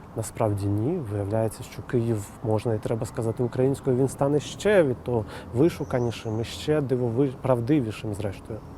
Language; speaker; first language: Ukrainian; non-native, local second language; Russian